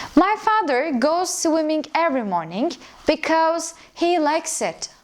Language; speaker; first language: English; non-native, fluent; Turkish